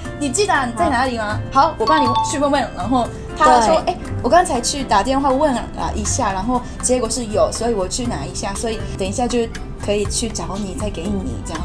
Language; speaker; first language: Chinese; non-native, fluent; Japanese